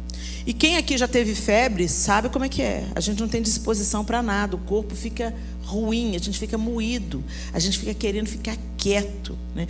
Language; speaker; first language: Portuguese; native; Portuguese